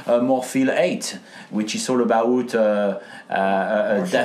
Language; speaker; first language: English; non-native, fluent; French